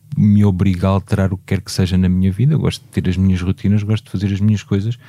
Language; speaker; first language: Portuguese; native; Portuguese